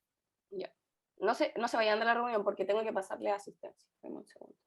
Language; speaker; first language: Spanish; native; Spanish